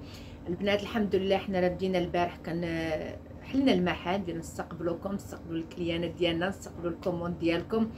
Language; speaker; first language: Arabic; native; Arabic